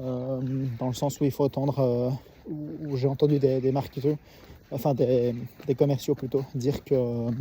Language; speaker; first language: French; native; French